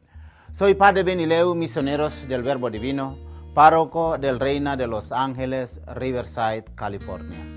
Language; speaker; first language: Spanish; non-native, fluent; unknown